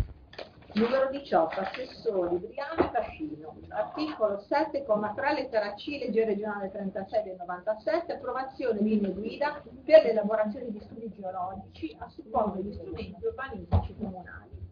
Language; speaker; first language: Italian; native; Italian